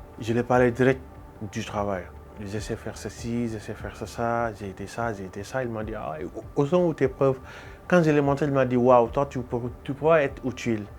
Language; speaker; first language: French; non-native, local second language; Wolof